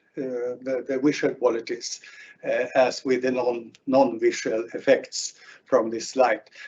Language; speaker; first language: English; non-native, fluent; Swedish